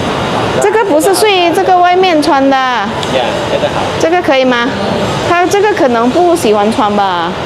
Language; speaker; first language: Chinese; non-native, fluent; Indonesian